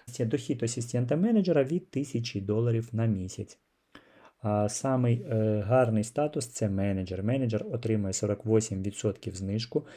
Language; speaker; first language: Ukrainian; non-native, local second language; Russian